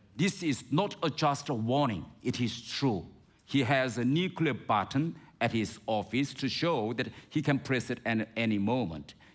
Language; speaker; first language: English; non-native, fluent; Korean